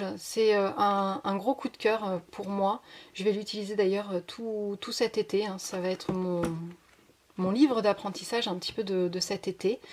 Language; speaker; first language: French; native; French